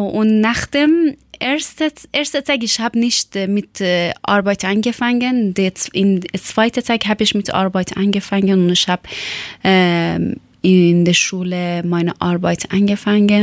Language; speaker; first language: German; non-native, learner; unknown